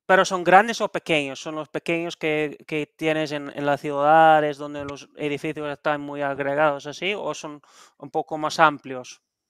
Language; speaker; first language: Spanish; non-native, fluent; Dutch